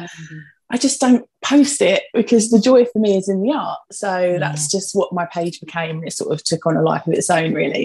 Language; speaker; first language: English; native; English